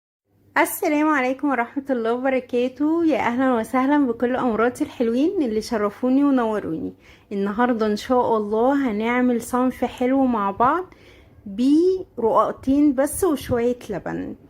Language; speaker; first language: Arabic; native; Arabic